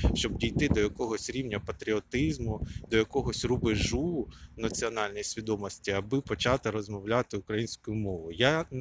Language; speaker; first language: Ukrainian; non-native, local second language; Russian